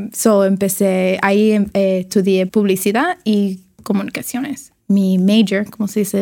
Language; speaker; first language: Spanish; early bilingual, other home language; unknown